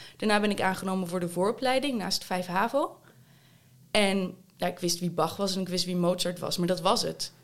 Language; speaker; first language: Dutch; native; Dutch